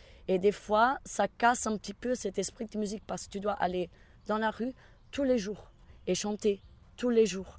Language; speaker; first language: French; non-native, fluent; Portuguese